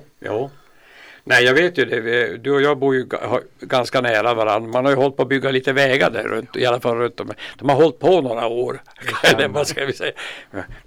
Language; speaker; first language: Swedish; native; Swedish